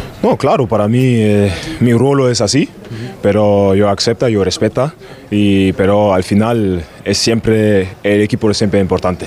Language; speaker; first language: Spanish; non-native, learner; German